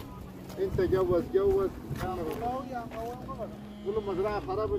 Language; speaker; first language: Arabic; non-native, learner; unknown